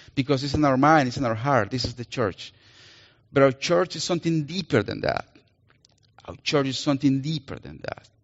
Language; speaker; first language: English; non-native, fluent; Spanish